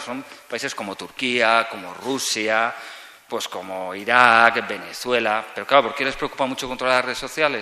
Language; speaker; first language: Spanish; native; Spanish